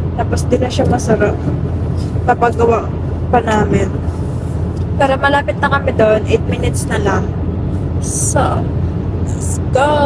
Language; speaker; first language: Filipino; native; Filipino